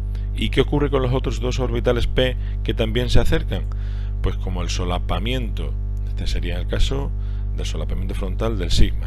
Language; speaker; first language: Spanish; native; Spanish